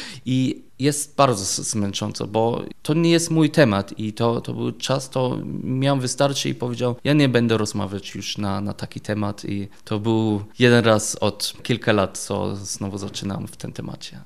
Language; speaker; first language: Polish; non-native, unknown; German